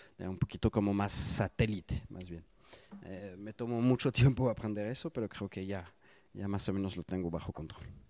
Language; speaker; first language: Spanish; non-native, fluent; French